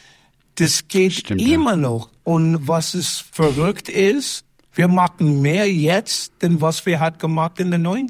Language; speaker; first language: German; non-native, learner; English